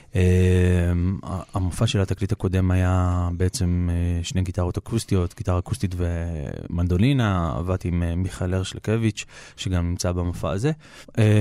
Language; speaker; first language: Hebrew; native; Hebrew